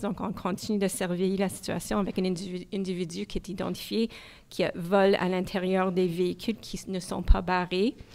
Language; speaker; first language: French; non-native, local second language; English